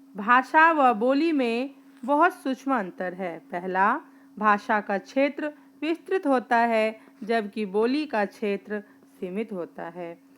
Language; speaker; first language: Hindi; native; Hindi